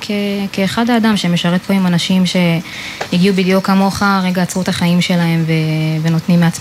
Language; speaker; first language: Hebrew; native; Hebrew